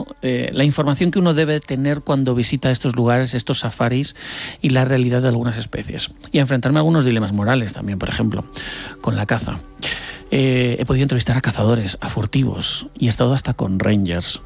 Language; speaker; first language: Spanish; native; Spanish